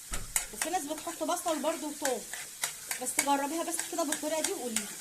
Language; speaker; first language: Arabic; native; Arabic